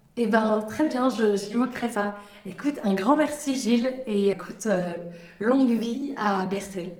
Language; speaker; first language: French; native; French